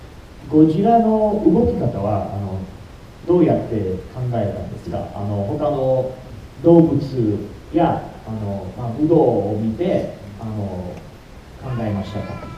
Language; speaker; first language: Japanese; non-native, fluent; English